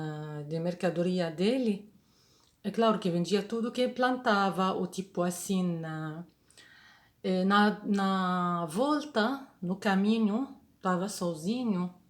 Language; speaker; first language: Portuguese; non-native, fluent; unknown